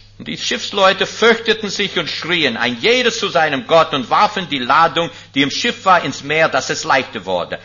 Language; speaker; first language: German; non-native, fluent; English